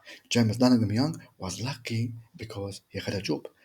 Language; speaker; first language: English; non-native, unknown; Turkish